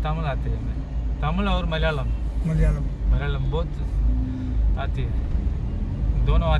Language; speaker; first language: Hindi; non-native, local second language; Malayalam